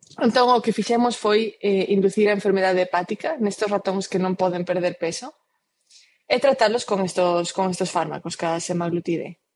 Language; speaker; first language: Galician; non-native, local second language; Spanish